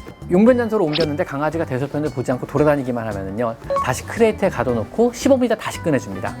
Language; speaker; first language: Korean; native; Korean